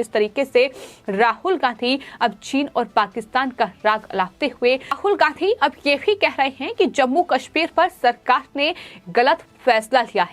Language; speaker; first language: Hindi; native; Hindi